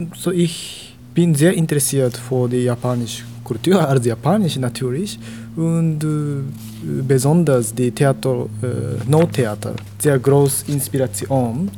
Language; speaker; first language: German; non-native, learner; Japanese